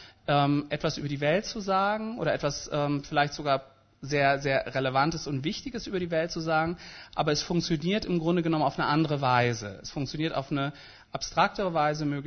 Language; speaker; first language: German; native; German